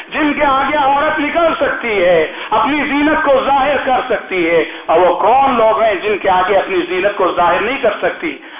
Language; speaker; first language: Urdu; native; Urdu